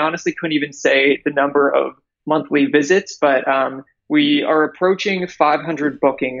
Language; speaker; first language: English; native; English